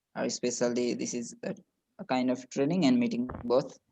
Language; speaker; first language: English; non-native, local second language; Nepali